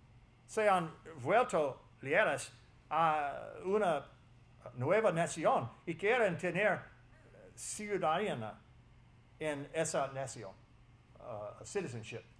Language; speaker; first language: Spanish; non-native, fluent; English